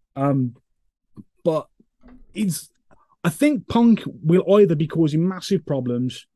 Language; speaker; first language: English; native; English